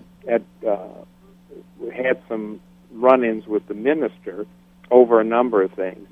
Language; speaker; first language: English; native; English